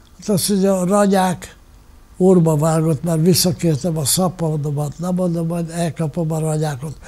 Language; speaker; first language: Hungarian; non-native, local second language; German